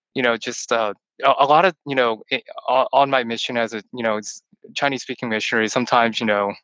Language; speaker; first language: English; early bilingual, other home language; Chinese